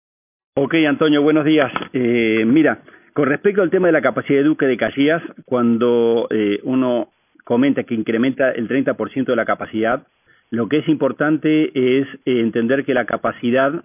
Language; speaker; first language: Spanish; native; Spanish